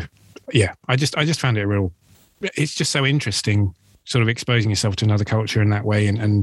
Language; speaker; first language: English; native; English